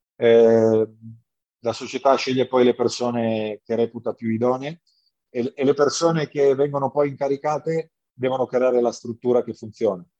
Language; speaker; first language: Italian; native; Italian